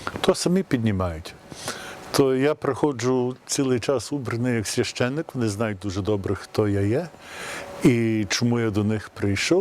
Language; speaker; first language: Ukrainian; early bilingual, heritage; Ukrainian